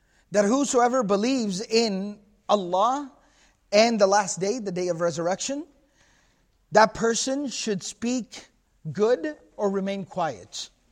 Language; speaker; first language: English; native; English